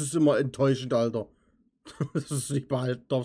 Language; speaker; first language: German; native; German